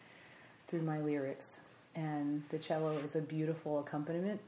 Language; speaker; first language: English; native; English